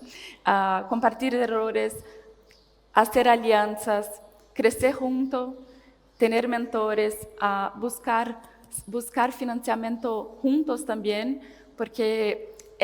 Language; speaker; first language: Spanish; non-native, learner; Portuguese